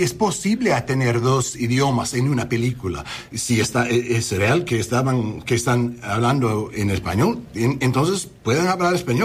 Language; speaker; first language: Spanish; non-native, learner; English